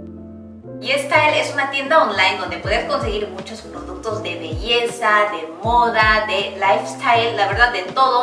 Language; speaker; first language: Spanish; non-native, fluent; Korean